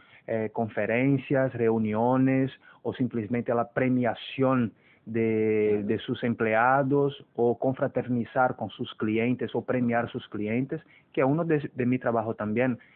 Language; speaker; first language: Spanish; non-native, fluent; Portuguese